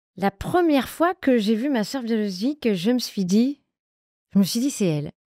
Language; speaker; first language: French; native; French